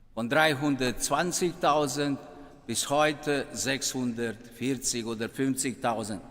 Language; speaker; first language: German; non-native, fluent; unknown